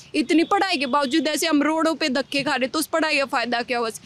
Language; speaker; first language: Hindi; native; Hindi